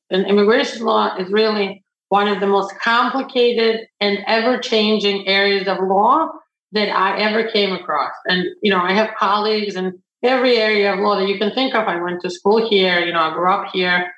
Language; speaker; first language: English; early bilingual, other home language; Ukrainian